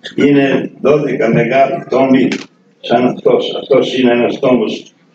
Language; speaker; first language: Greek; non-native, fluent; Serbian